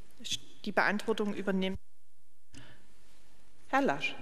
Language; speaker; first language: German; native; German